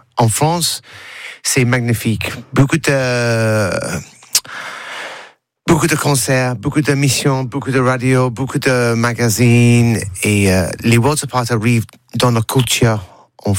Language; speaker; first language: French; non-native, learner; English